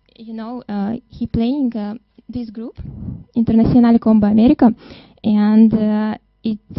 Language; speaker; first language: English; non-native, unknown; Russian